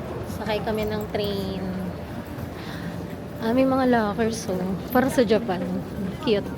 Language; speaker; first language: Filipino; native; Filipino